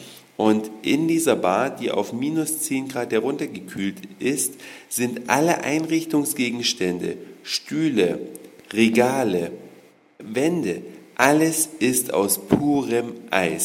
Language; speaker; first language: German; native; German